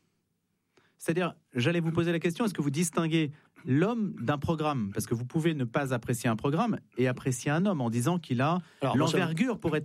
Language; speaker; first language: French; native; French